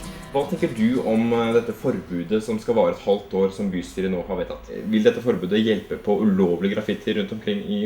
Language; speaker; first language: Norwegian; native; Norwegian